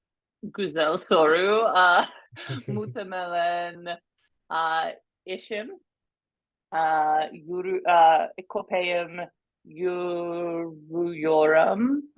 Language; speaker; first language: Turkish; non-native, learner; English